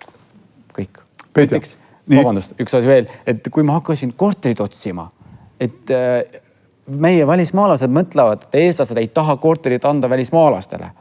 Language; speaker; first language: Estonian; non-native, fluent; Kurdish